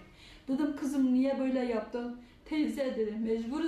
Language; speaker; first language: Turkish; non-native, learner; Uyghur